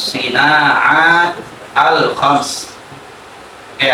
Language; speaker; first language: Arabic; non-native, fluent; Indonesian